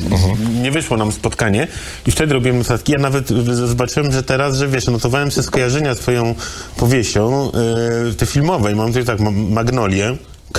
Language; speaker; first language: Polish; native; Polish